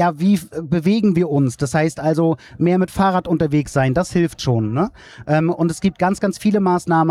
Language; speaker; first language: German; native; German